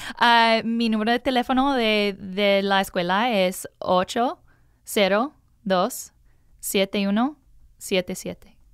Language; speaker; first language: Spanish; non-native, learner; English